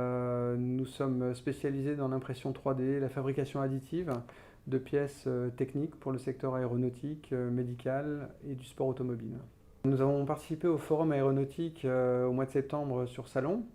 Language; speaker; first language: French; native; French